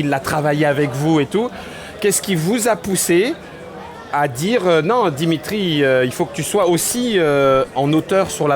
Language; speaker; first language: French; native; French